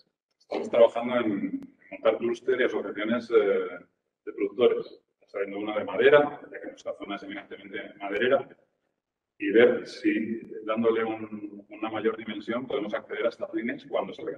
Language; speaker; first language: Spanish; native; Spanish